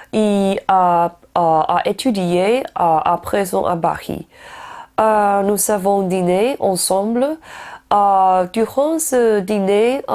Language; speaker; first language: French; non-native, learner; Chinese